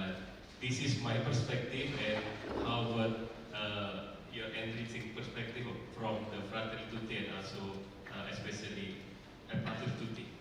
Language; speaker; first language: English; non-native, fluent; Indonesian